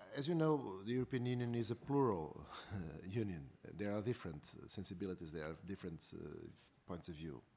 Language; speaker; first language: English; non-native, fluent; Portuguese